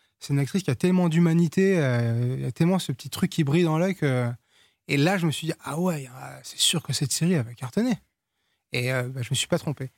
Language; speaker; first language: French; early bilingual, other home language; Portuguese